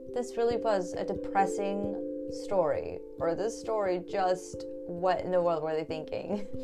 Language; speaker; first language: English; early bilingual, other home language; German